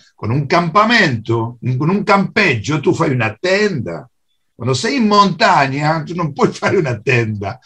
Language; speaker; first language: Italian; non-native, fluent; Spanish